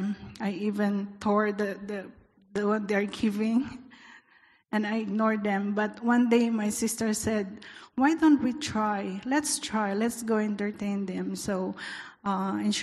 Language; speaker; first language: English; non-native, local second language; Iloko